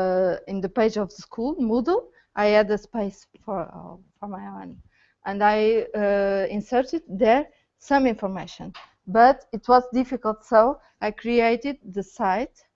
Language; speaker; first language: English; non-native, learner; Portuguese